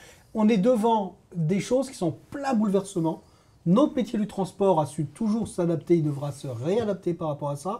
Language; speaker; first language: French; native; French